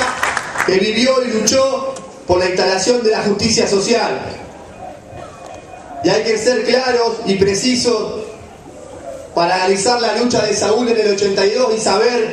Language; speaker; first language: Spanish; native; Spanish